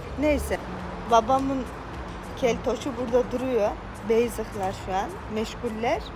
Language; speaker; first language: Turkish; native; Turkish